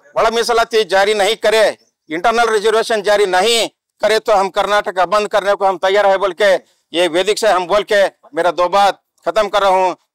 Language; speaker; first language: Hindi; non-native, local second language; Kannada